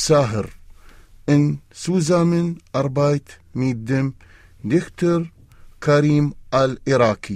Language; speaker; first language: German; non-native, fluent; Arabic